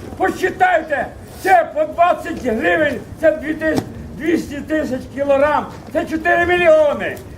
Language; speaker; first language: Ukrainian; native; Ukrainian